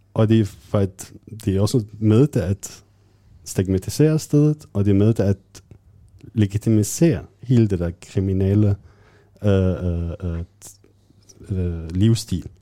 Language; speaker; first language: Danish; non-native, fluent; Arabic